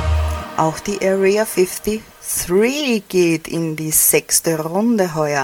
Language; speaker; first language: German; native; German